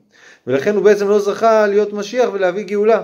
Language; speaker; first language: Hebrew; native; Hebrew